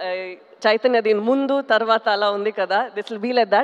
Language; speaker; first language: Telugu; non-native, fluent; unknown